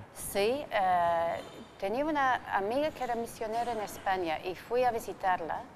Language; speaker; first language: Spanish; non-native, fluent; English